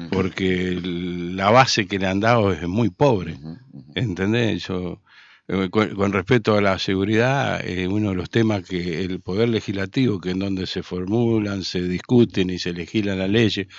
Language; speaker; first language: Spanish; native; Spanish